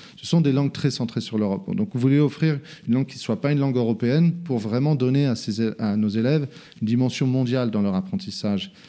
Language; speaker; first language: French; native; French